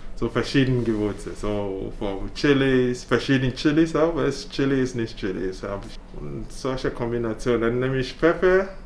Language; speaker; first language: German; non-native, fluent; English